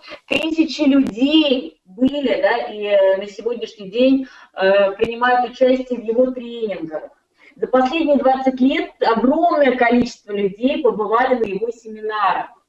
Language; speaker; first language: Russian; native; Russian